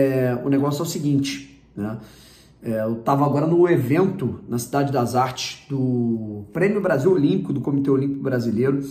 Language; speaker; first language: Portuguese; native; Portuguese